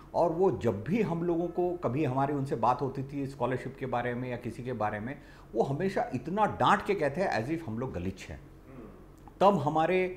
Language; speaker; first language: Hindi; non-native, local second language; Marathi